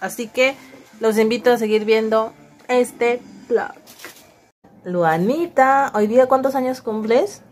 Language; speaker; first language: Spanish; native; Spanish